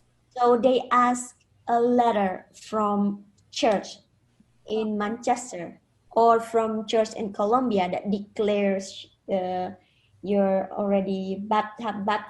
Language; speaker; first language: English; non-native, fluent; Indonesian